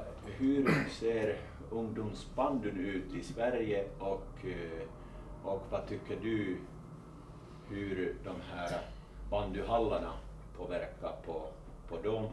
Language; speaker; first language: Swedish; non-native, local second language; Finnish